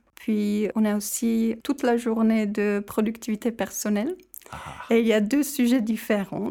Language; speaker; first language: French; non-native, fluent; Czech